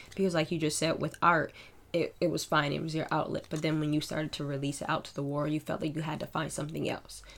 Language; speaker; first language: English; native; English